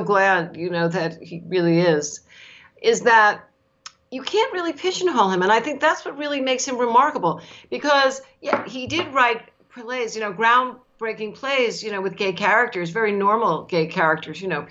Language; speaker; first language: English; native; English